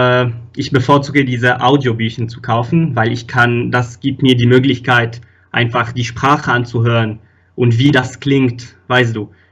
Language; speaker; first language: German; non-native, fluent; Arabic